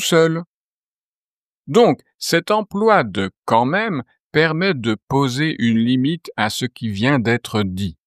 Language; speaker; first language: French; native; French